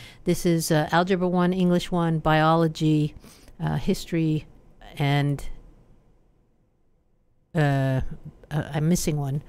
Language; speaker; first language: English; native; English